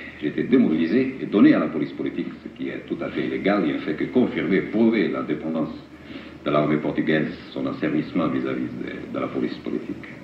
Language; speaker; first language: French; non-native, fluent; Portuguese